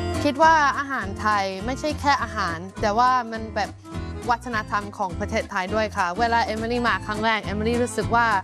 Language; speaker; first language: Thai; non-native, fluent; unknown